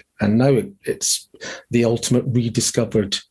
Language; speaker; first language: English; native; English